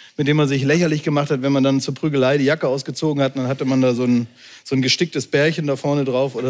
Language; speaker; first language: German; native; German